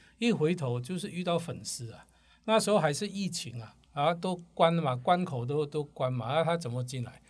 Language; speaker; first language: Chinese; non-native, local second language; Cantonese